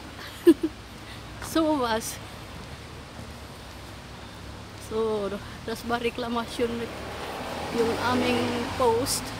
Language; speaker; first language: German; non-native, learner; Filipino